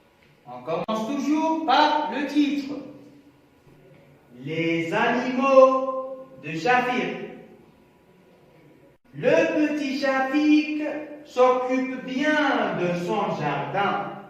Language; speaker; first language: French; non-native, local second language; Arabic